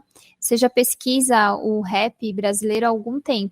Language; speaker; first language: Portuguese; native; Portuguese